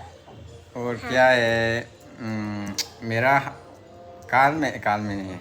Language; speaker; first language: Hindi; non-native, local second language; Manipuri